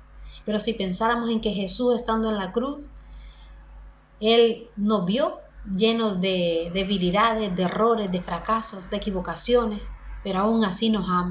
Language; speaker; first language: Spanish; native; Spanish